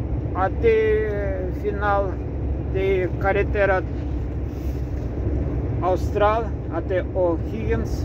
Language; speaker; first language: Portuguese; non-native, learner; Russian